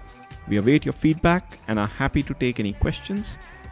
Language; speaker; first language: English; non-native, local second language; Marathi